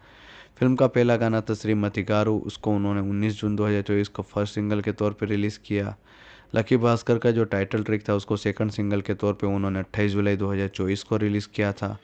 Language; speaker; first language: Hindi; native; Hindi